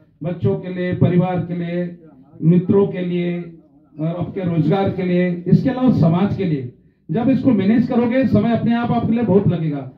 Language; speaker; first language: Hindi; non-native, local second language; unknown